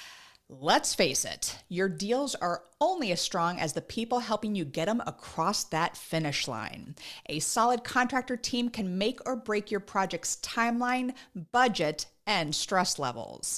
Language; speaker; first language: English; native; English